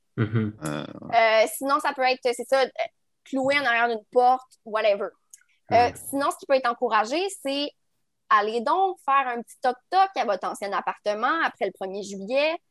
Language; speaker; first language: French; native; French